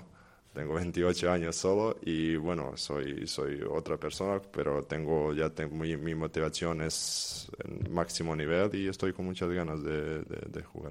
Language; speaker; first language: Spanish; non-native, fluent; Serbian